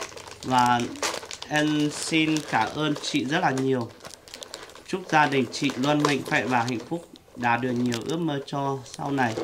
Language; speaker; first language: Vietnamese; non-native, local second language; Hmong